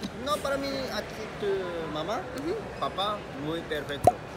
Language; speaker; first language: Spanish; non-native, learner; Japanese